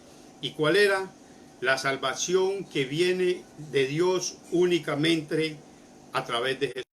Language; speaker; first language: Spanish; native; Spanish